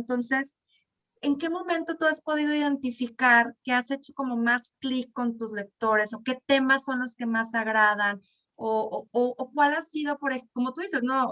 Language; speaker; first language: Spanish; native; Spanish